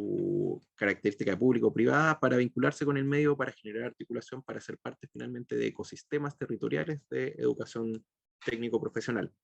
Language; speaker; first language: Spanish; native; Spanish